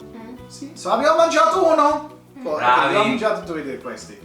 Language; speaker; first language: Italian; non-native, learner; English